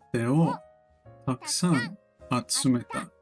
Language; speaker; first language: Japanese; non-native, learner; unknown